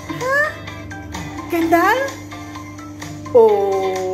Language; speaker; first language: Spanish; non-native, learner; Filipino